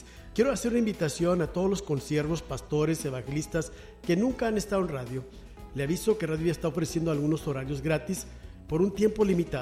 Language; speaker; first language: Spanish; native; Spanish